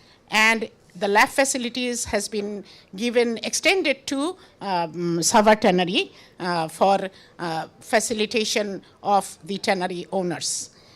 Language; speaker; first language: English; non-native, local second language; Bangla